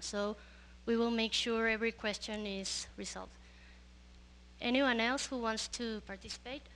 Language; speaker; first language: English; non-native, fluent; Spanish